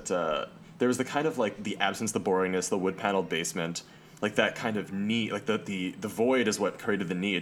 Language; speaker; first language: English; native; English